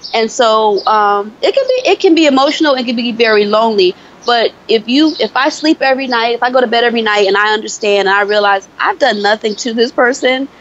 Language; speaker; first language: English; native; English